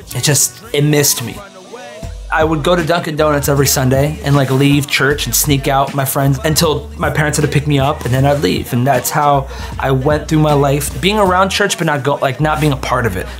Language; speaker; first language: English; native; English